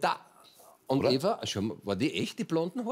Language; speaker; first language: German; native; German